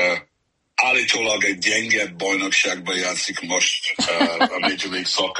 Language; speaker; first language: Hungarian; early bilingual, heritage; Hungarian